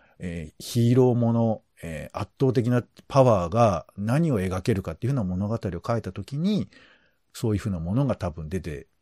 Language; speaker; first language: Japanese; native; Japanese